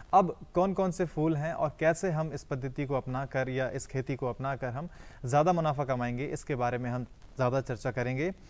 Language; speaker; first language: Hindi; native; Hindi